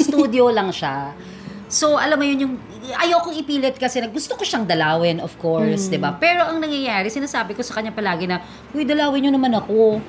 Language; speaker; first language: Filipino; native; Filipino